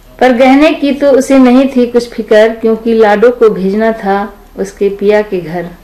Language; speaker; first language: Hindi; native; Hindi